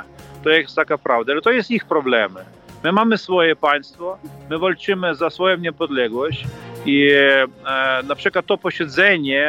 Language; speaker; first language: Polish; non-native, fluent; Ukrainian